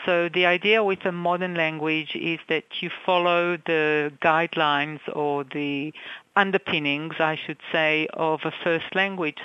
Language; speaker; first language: English; non-native, fluent; Hebrew